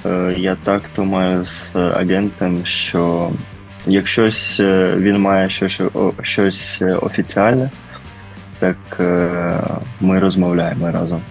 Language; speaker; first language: Ukrainian; early bilingual, heritage; Ukrainian